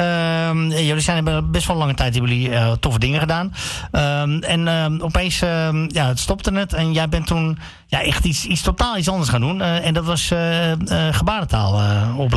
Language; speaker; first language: Dutch; native; Dutch